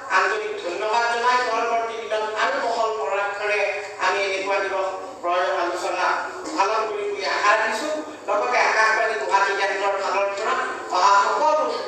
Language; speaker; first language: Assamese; native; Assamese